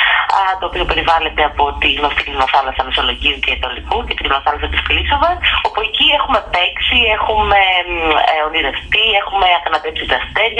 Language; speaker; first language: Greek; native; Greek